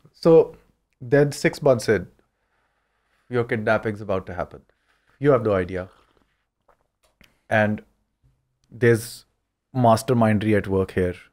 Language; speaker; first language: English; non-native, local second language; Urdu